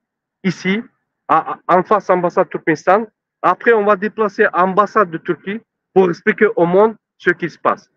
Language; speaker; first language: French; non-native, learner; Turkmen